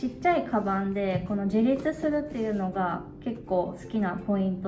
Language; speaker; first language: Japanese; native; Japanese